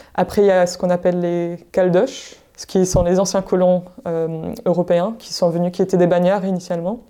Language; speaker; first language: French; non-native, local second language; English